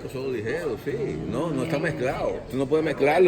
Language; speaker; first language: Spanish; native; Spanish